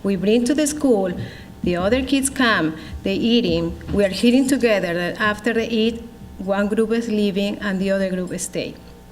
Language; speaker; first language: English; non-native, learner; Spanish